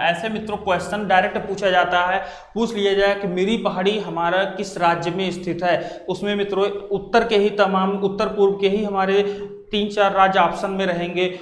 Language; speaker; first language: Hindi; native; Hindi